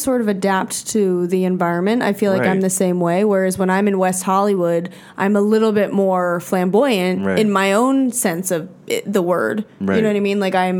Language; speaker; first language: English; native; English